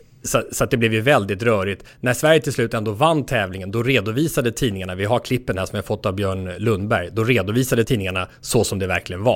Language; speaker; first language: Swedish; native; Swedish